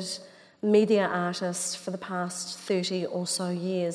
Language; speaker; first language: English; native; English